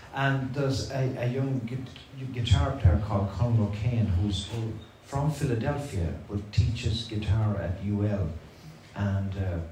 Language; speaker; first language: English; native; English